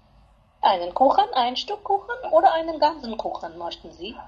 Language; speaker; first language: German; non-native, fluent; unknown